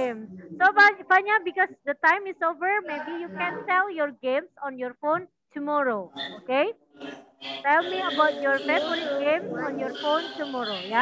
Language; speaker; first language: English; non-native, learner; Indonesian